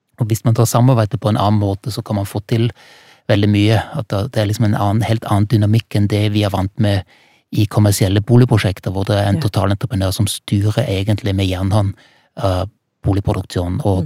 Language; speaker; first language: Norwegian; non-native, fluent; German